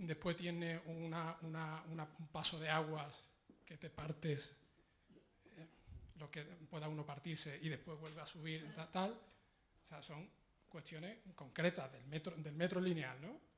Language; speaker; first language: Spanish; native; Spanish